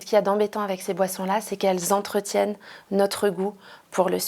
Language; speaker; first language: French; native; French